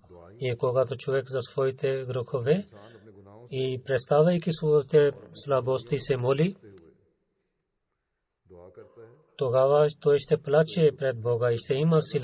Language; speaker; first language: Bulgarian; non-native, learner; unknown